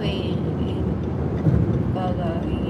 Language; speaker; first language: English; non-native, learner; Japanese